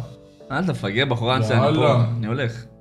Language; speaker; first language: Hebrew; native; Hebrew